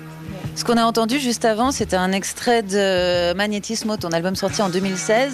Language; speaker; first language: French; native; French